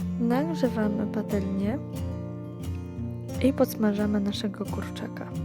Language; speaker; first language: Polish; non-native, fluent; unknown